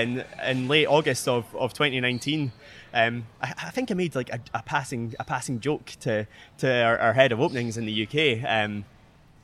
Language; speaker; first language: English; native; English